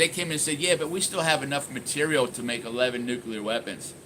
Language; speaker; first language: English; native; English